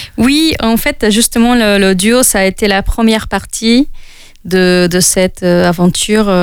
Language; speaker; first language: French; non-native, fluent; Spanish